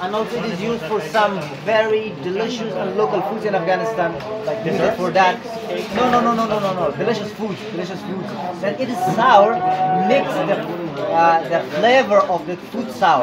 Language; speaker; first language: English; non-native, fluent; Persian